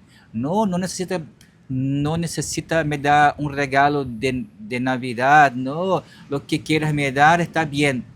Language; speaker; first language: Spanish; non-native, learner; Portuguese